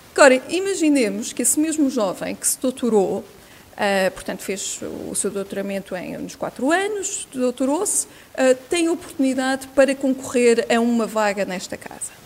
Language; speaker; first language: Portuguese; native; Portuguese